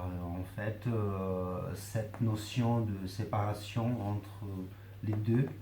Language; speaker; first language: French; non-native, fluent; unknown